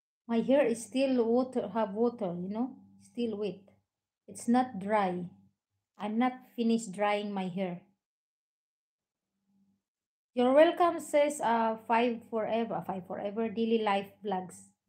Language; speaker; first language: English; non-native, learner; Filipino